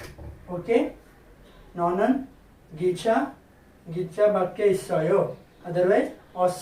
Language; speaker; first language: Korean; non-native, learner; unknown